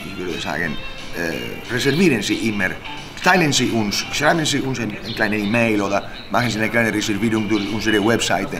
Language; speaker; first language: German; non-native, fluent; Spanish